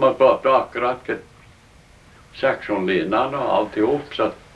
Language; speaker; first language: Norwegian; early bilingual, heritage; Norwegian